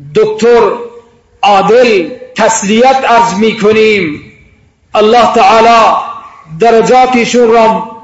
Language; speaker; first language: Persian; non-native, local second language; Baluchi